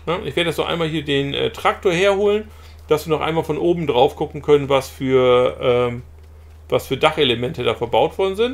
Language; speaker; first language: German; native; German